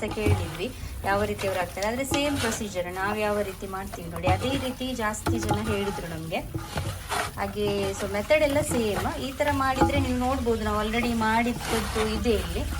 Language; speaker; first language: Kannada; non-native, local second language; Tulu